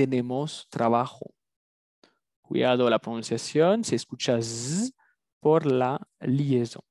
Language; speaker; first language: Spanish; non-native, fluent; French